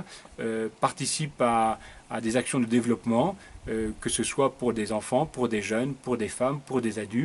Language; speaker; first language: French; native; French